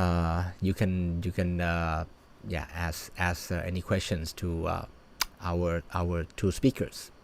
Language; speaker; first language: English; non-native, fluent; Thai